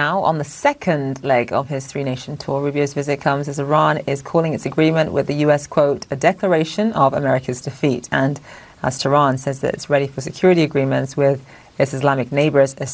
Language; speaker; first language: English; native; English